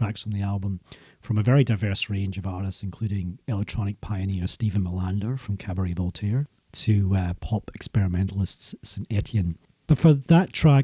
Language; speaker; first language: English; native; English